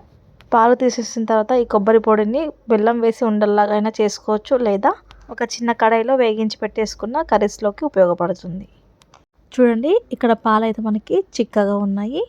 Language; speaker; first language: Telugu; native; Telugu